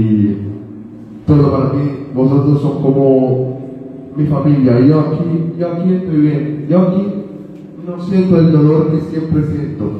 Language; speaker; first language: Spanish; non-native, learner; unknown